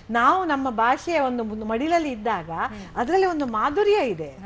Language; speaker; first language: Kannada; non-native, local second language; Konkani